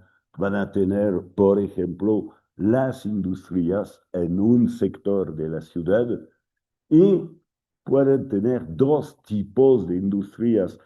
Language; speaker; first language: Spanish; non-native, fluent; French